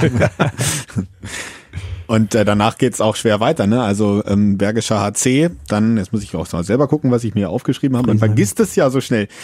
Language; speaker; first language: German; native; German